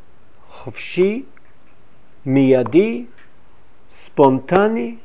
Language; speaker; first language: Hebrew; non-native, fluent; English